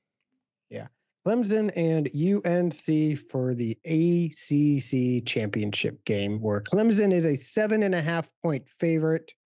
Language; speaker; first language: English; native; English